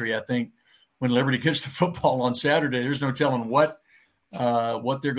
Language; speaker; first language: English; native; English